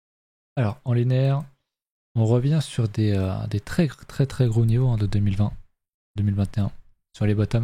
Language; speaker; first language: French; native; French